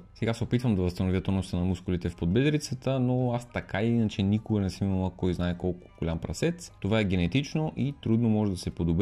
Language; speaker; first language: Bulgarian; native; Bulgarian